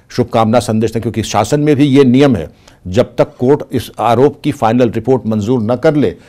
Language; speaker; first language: Hindi; native; Hindi